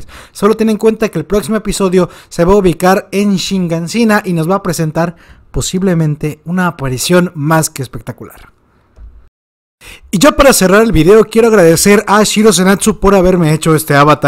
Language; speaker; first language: Spanish; native; Spanish